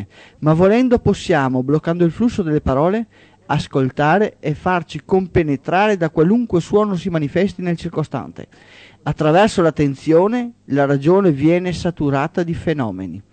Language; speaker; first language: Italian; native; Italian